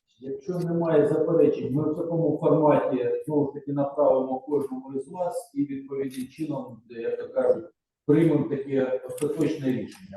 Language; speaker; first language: Ukrainian; native; Ukrainian